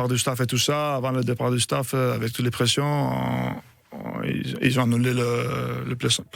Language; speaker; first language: French; non-native, fluent; Italian